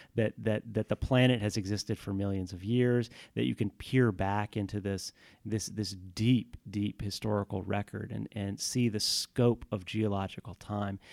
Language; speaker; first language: English; native; English